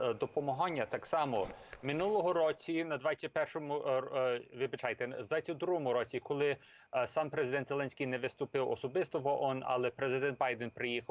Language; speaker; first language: Ukrainian; early bilingual, heritage; English